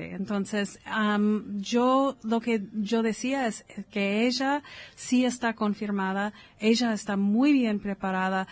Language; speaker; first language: Spanish; non-native, fluent; English